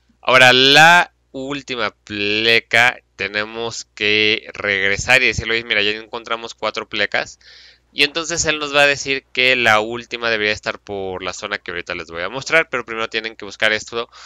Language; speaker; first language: Spanish; native; Spanish